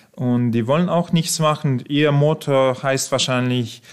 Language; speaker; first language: German; non-native, fluent; Russian